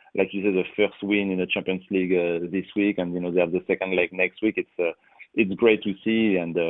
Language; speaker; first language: English; non-native, fluent; French